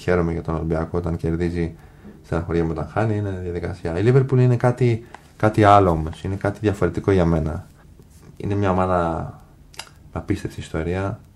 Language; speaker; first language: Greek; early bilingual, other home language; English